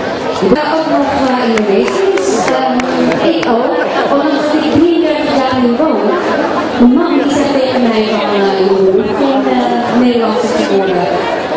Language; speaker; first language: Dutch; non-native, learner; Indonesian